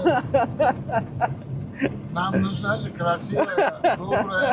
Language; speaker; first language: Russian; non-native, local second language; Uzbek